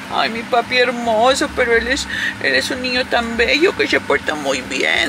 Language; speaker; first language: Spanish; early bilingual, heritage; Spanish